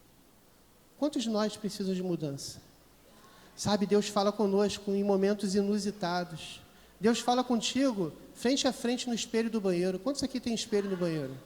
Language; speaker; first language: Portuguese; native; Portuguese